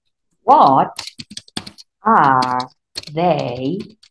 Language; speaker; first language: English; non-native, fluent; Spanish